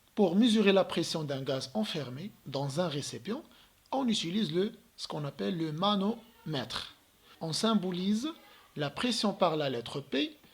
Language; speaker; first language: French; non-native, local second language; Arabic